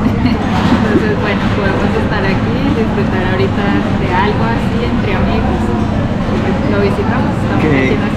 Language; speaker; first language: Spanish; native; Spanish